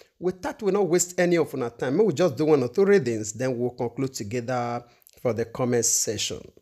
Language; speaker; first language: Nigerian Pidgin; non-native, local second language; Igbo